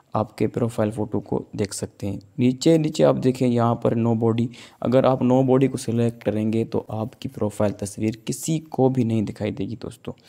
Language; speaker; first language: Urdu; non-native, local second language; Sindhi